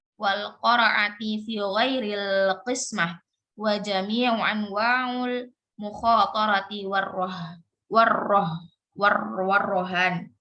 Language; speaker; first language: Arabic; non-native, learner; Indonesian